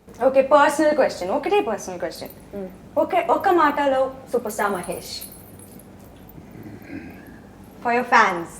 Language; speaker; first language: Telugu; non-native, fluent; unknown